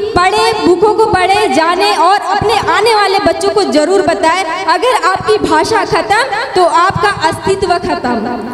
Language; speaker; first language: Hindi; non-native, local second language; Gondi